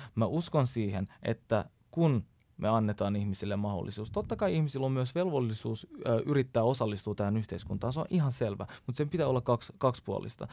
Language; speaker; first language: Finnish; early bilingual, other home language; Turkish